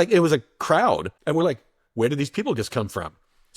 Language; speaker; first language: English; native; English